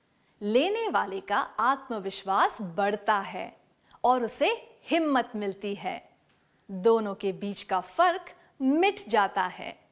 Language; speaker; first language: Hindi; native; Hindi